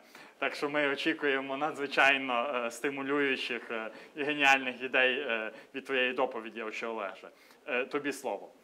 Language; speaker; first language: Ukrainian; native; Ukrainian